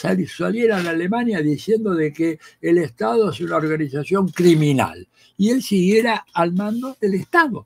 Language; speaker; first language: Spanish; native; Spanish